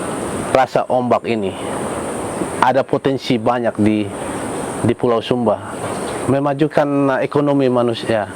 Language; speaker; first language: Indonesian; non-native, local second language; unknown